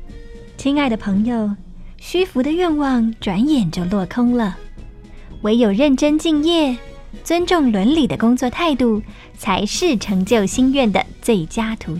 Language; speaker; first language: Chinese; native; Chinese